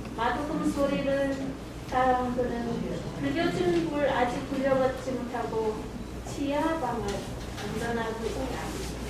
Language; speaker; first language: Korean; non-native, fluent; Mongolian